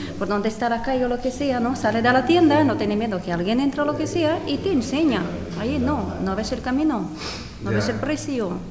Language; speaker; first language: Spanish; non-native, fluent; Ukrainian